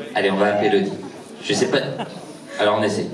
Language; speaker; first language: French; native; French